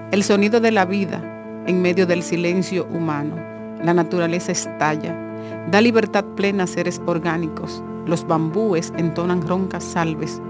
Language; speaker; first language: Spanish; native; Spanish